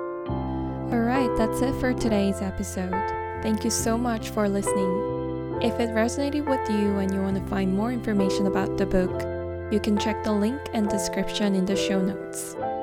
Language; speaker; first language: English; non-native, fluent; Korean